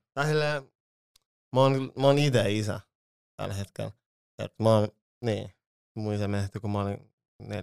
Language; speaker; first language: Finnish; early bilingual, other home language; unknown